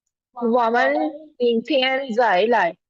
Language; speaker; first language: Chinese; non-native, learner; Urdu